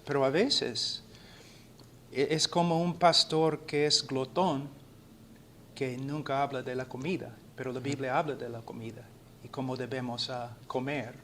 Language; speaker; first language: Spanish; non-native, fluent; English